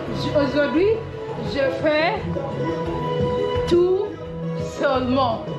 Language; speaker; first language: French; non-native, learner; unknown